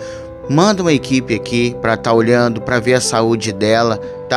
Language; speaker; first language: Portuguese; native; Portuguese